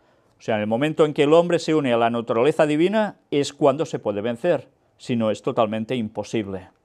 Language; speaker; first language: Spanish; native; Spanish